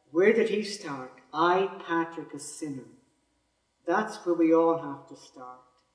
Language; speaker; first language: English; native; English